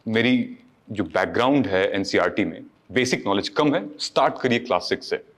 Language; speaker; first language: Hindi; native; Hindi